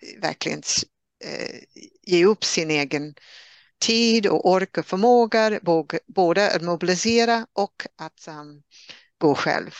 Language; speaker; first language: Swedish; non-native, fluent; English